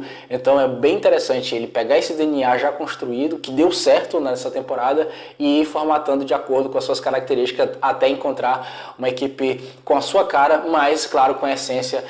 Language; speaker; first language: Portuguese; native; Portuguese